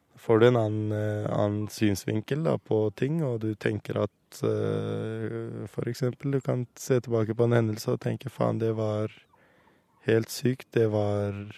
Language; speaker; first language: Norwegian; early bilingual, other home language; Kurdish